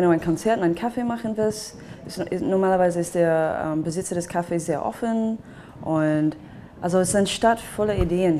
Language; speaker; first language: German; non-native, fluent; English